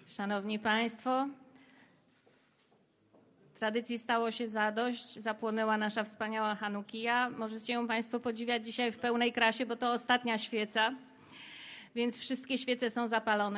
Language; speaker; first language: Polish; native; Polish